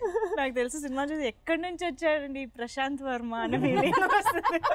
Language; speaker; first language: Telugu; native; Telugu